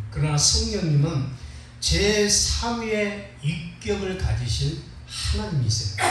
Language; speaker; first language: Korean; native; Korean